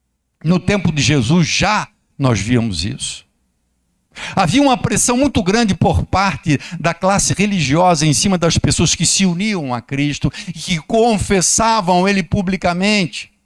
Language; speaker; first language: Portuguese; native; Portuguese